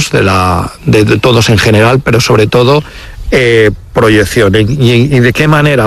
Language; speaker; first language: Spanish; native; Spanish